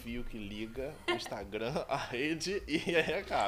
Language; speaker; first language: Portuguese; native; Portuguese